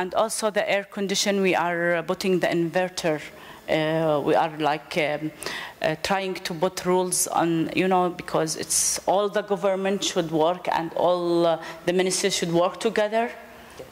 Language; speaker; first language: English; non-native, learner; Arabic